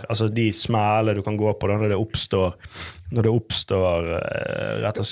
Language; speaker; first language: Norwegian; native; Norwegian